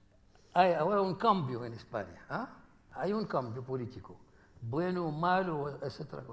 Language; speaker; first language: Spanish; non-native, fluent; Arabic